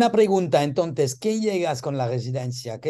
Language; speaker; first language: Spanish; non-native, learner; French